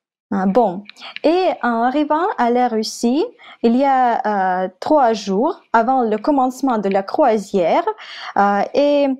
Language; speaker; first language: French; non-native, fluent; Russian